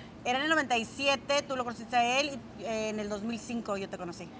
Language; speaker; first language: Spanish; early bilingual, other home language; English